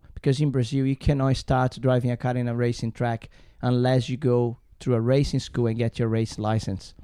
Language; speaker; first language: English; non-native, learner; Portuguese